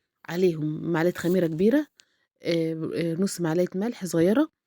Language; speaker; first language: Arabic; native; Arabic